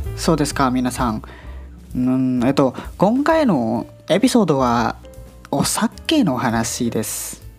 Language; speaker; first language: Japanese; non-native, learner; Indonesian